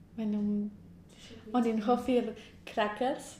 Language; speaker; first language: Welsh; non-native, learner; Spanish